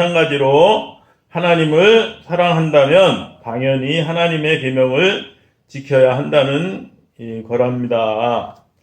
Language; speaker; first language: Korean; native; Korean